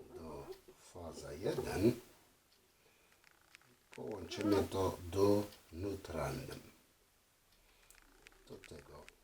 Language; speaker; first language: Polish; non-native, fluent; French